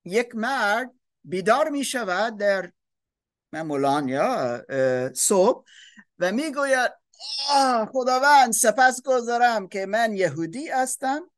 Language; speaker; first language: Persian; non-native, learner; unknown